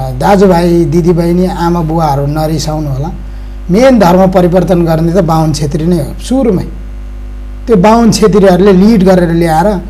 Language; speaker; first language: Nepali; non-native, local second language; Eastern Tamang